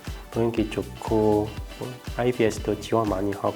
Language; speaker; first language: Korean; non-native, learner; Chinese